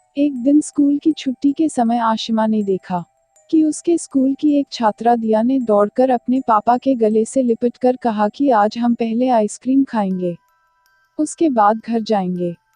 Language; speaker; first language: Hindi; native; Hindi